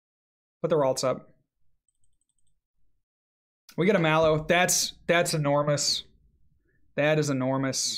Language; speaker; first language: English; native; English